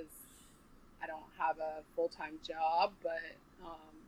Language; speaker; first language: English; native; English